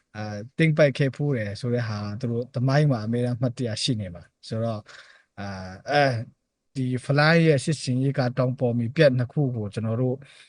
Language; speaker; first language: Burmese; non-native, local second language; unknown